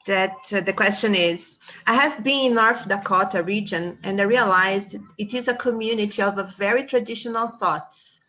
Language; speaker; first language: English; non-native, fluent; Portuguese